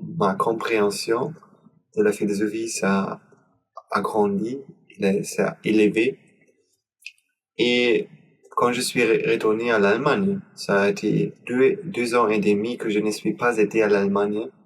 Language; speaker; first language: French; non-native, learner; German